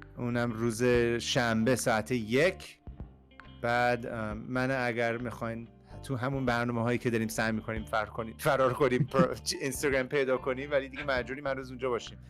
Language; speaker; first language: Persian; early bilingual, heritage; Persian